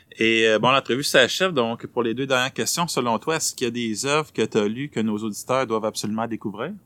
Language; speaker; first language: French; native; French